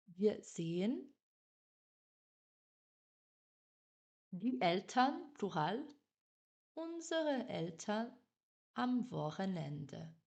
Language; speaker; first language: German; non-native, fluent; French